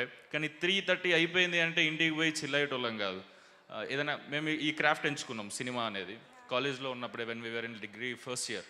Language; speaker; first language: Telugu; native; Telugu